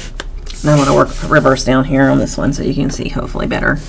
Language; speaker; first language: English; native; English